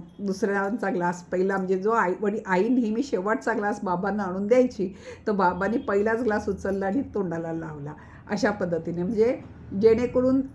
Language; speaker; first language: Marathi; native; Marathi